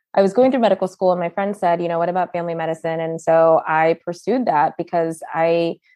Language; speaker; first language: English; native; English